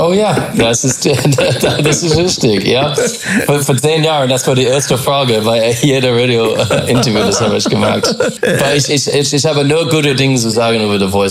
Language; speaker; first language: German; non-native, learner; English